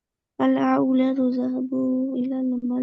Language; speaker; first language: Arabic; non-native, learner; Bangla